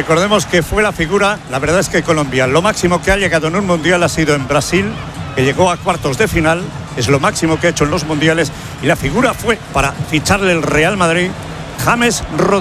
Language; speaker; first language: Spanish; native; Spanish